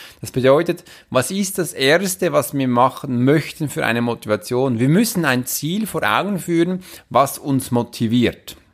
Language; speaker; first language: German; native; German